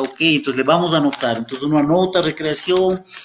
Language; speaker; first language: Spanish; native; Spanish